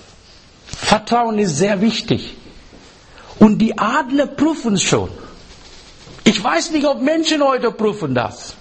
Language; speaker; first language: German; non-native, fluent; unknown